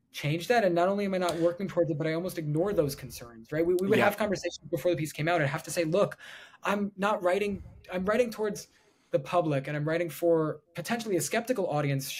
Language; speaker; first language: English; native; English